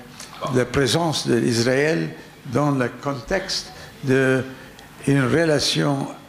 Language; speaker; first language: French; non-native, learner; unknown